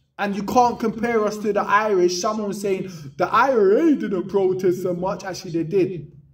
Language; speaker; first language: English; native; English